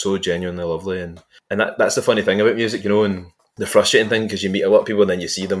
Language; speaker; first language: English; native; English